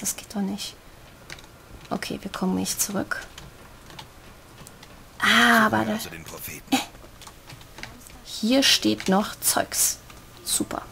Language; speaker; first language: German; native; German